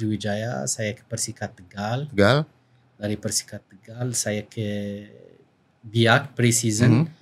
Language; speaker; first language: Indonesian; non-native, fluent; Arabic